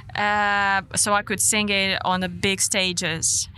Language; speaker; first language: English; non-native, fluent; Ukrainian